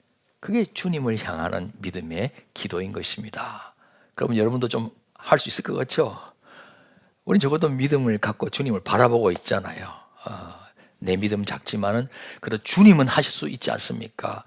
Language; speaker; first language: Korean; native; Korean